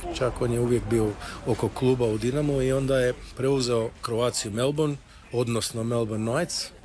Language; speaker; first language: Croatian; early bilingual, heritage; Croatian